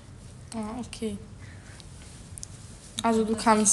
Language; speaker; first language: German; non-native, learner; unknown